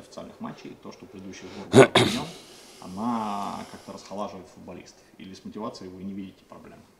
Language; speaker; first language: Russian; native; Russian